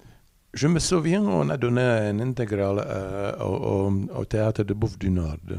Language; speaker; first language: French; non-native, learner; Czech